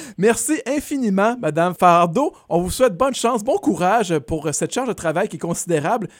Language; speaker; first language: French; native; French